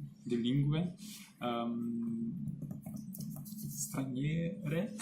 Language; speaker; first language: Italian; non-native, learner; Russian